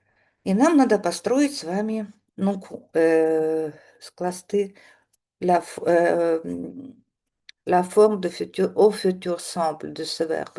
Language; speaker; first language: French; non-native, fluent; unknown